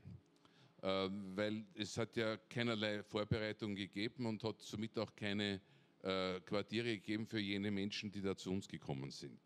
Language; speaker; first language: German; native; German